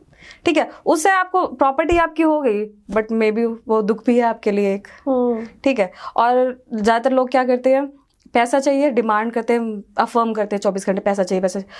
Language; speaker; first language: Hindi; native; Hindi